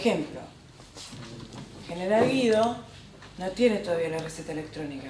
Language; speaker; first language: Spanish; native; Spanish